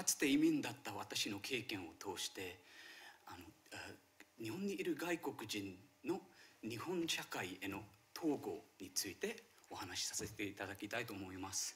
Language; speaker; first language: Japanese; non-native, fluent; Marathi